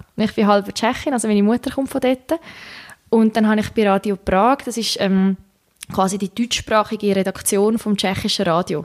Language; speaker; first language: German; native; German